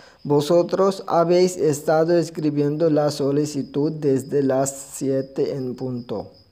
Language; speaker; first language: Spanish; non-native, fluent; Urdu